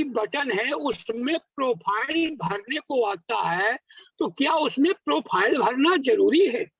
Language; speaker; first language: Hindi; native; Hindi